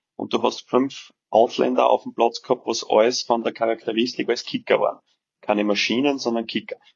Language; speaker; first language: German; early bilingual, other home language; Serbian